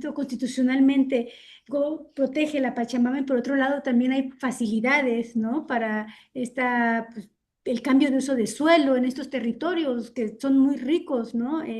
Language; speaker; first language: Spanish; native; Spanish